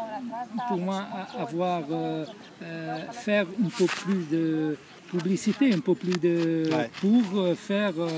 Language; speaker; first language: French; non-native, fluent; Italian